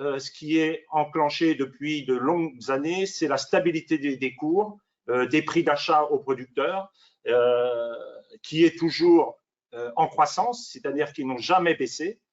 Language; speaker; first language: French; native; French